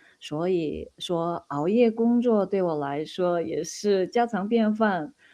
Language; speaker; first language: Chinese; non-native, fluent; Korean